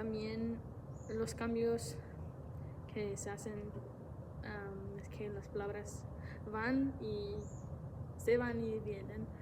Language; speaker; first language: Spanish; non-native, fluent; English